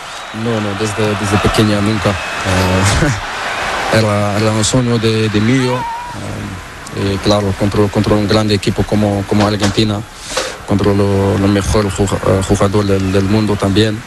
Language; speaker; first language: Spanish; non-native, learner; Portuguese